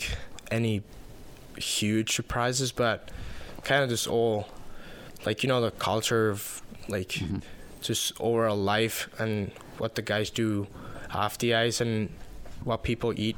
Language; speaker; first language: English; non-native, fluent; Finnish